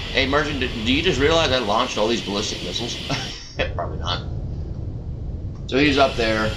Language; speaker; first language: English; native; English